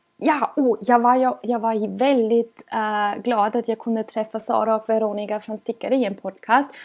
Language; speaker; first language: Swedish; non-native, fluent; German